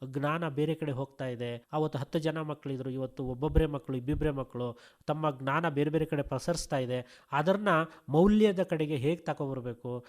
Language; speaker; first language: Kannada; native; Kannada